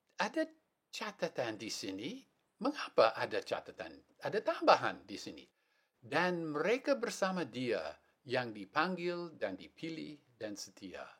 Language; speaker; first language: Malay; non-native, fluent; English